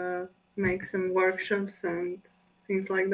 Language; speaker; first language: English; non-native, fluent; Latvian